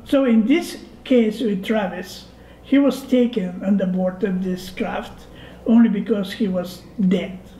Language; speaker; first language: English; non-native, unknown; Bulgarian